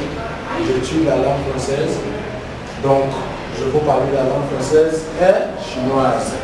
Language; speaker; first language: French; non-native, learner; Igbo